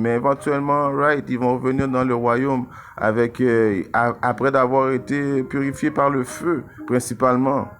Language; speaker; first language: French; native; French